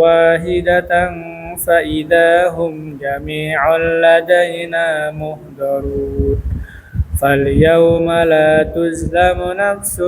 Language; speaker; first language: Arabic; non-native, learner; Indonesian